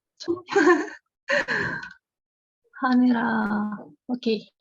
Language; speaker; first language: Korean; non-native, learner; Russian